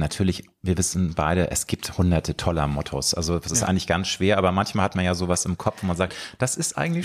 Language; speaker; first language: German; native; German